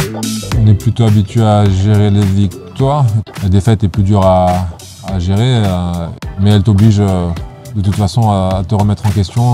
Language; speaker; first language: French; native; French